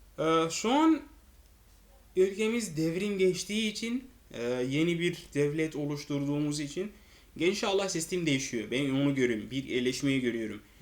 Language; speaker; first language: Turkish; non-native, fluent; Arabic